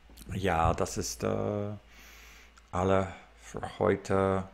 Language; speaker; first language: German; non-native, learner; English